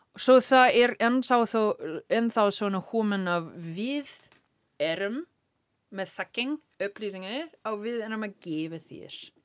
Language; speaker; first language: Icelandic; non-native, learner; English